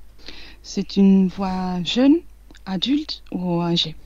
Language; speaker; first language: French; non-native, fluent; Italian